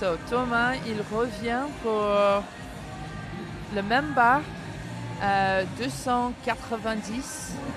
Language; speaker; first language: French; non-native, fluent; English